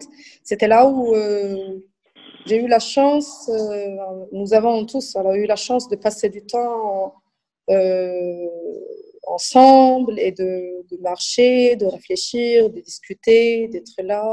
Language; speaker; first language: French; non-native, local second language; Arabic